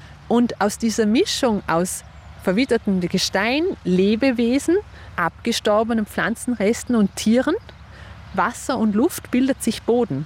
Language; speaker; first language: German; native; German